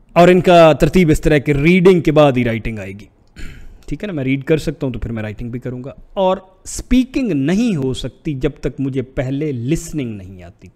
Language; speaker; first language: Urdu; non-native, local second language; Punjabi